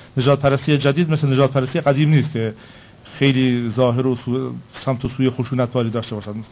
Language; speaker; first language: Persian; non-native, local second language; Kurdish